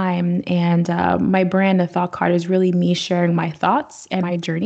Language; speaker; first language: English; native; English